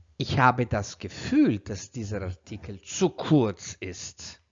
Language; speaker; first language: German; non-native, fluent; Italian